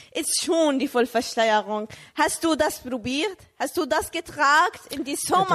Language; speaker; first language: German; non-native, learner; Arabic